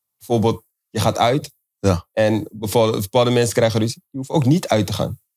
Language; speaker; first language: Dutch; native; Dutch